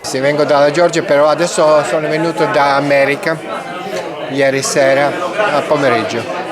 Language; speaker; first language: Italian; non-native, learner; Georgian